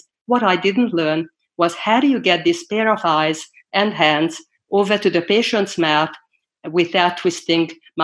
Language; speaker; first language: English; non-native, fluent; Hungarian